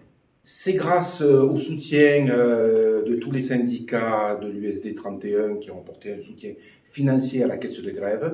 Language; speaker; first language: French; native; French